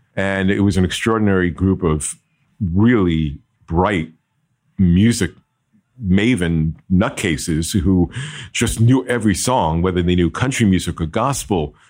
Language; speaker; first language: English; native; English